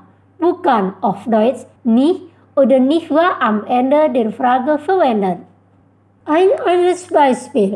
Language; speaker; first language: German; non-native, fluent; Indonesian